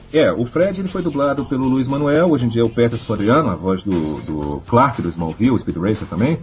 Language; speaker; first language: Portuguese; native; Portuguese